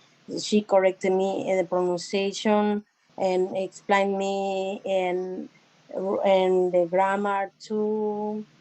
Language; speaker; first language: English; non-native, learner; Spanish